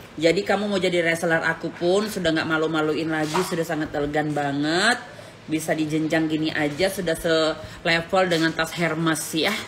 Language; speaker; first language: Indonesian; native; Indonesian